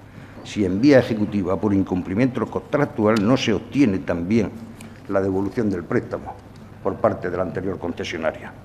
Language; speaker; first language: Spanish; native; Spanish